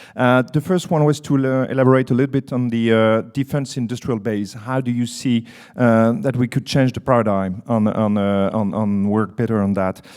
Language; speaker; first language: English; non-native, fluent; French